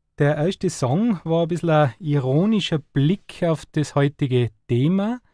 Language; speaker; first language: German; native; German